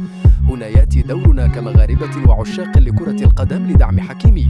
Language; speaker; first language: Arabic; native; Arabic